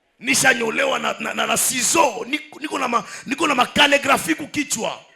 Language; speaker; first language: Swahili; native; Swahili